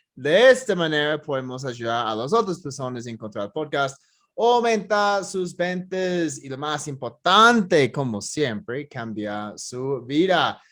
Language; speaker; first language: Spanish; non-native, fluent; English